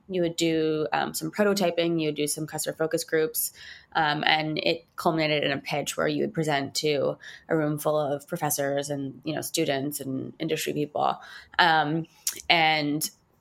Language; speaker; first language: English; native; English